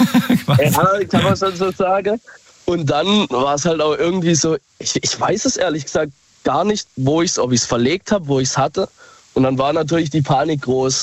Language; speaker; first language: German; native; German